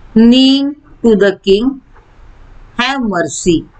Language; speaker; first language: English; non-native, local second language; Marathi